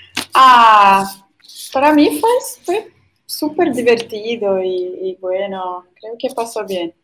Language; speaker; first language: Spanish; non-native, fluent; Portuguese